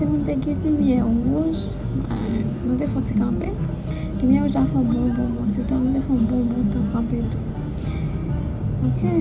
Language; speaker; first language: French; non-native, learner; Haitian Creole